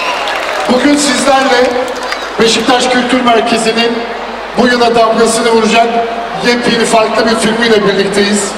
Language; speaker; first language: Turkish; native; Turkish